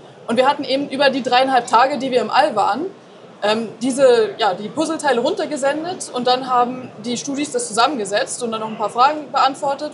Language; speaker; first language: German; native; German